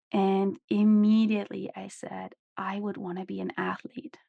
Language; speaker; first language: English; non-native, fluent; German